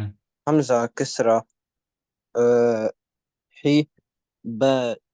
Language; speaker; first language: Arabic; non-native, learner; Estonian